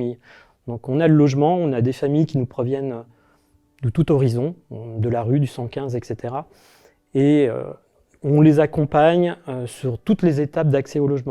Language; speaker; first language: French; native; French